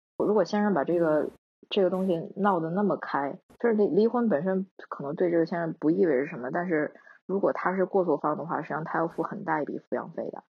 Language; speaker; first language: Chinese; non-native, local second language; Korean